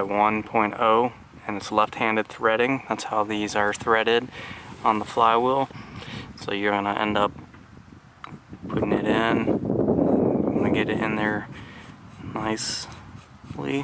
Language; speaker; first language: English; native; English